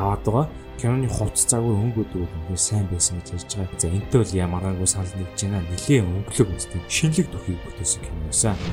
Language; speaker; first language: Mongolian; native; Mongolian